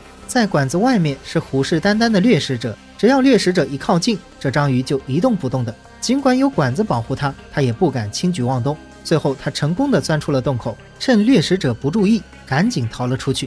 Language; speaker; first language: Chinese; native; Chinese